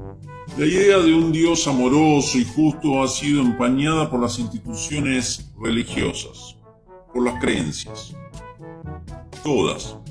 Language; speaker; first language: Spanish; native; Spanish